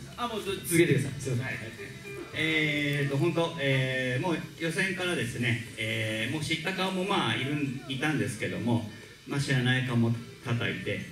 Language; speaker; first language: Japanese; native; Japanese